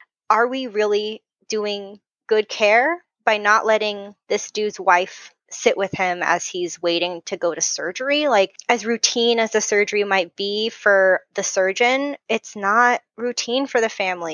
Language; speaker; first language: English; native; English